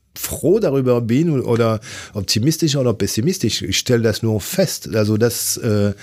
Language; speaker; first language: German; non-native, fluent; French